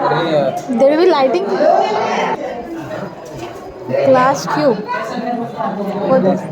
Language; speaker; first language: English; non-native, local second language; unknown